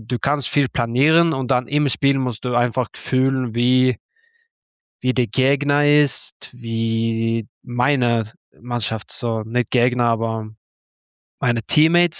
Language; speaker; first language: German; non-native, learner; Norwegian